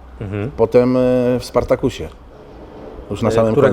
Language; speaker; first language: Polish; native; Polish